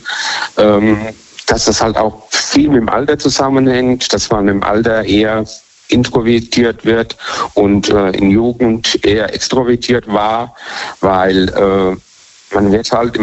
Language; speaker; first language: German; native; German